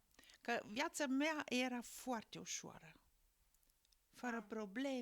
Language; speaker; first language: Romanian; non-native, fluent; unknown